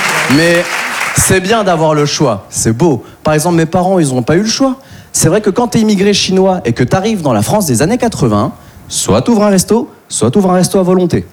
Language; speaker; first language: French; native; French